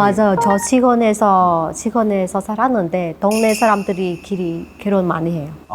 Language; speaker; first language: Korean; non-native, learner; Vietnamese